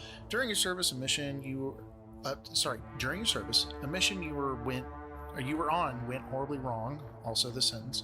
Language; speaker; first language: English; native; English